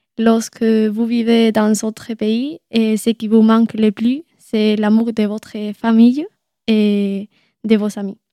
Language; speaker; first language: French; non-native, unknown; Spanish